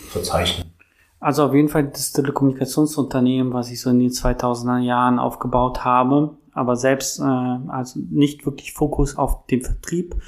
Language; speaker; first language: German; native; German